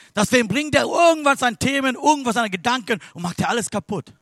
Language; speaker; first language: German; non-native, learner; Sinhala